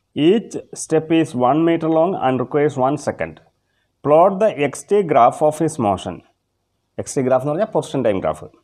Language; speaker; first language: English; non-native, local second language; Malayalam